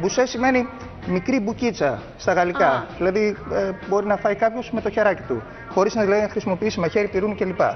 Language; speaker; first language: Greek; native; Greek